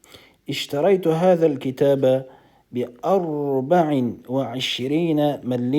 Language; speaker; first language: Arabic; non-native, fluent; Uzbek